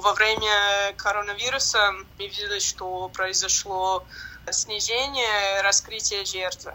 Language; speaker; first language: Russian; non-native, learner; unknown